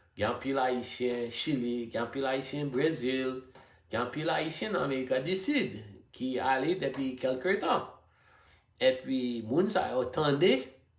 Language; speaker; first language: Haitian Creole; early bilingual, other home language; English